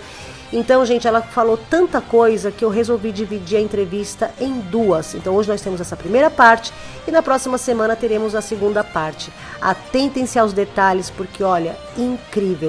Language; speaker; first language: Portuguese; native; Portuguese